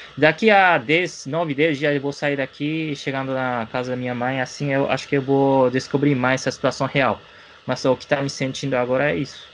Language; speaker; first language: Portuguese; non-native, fluent; Japanese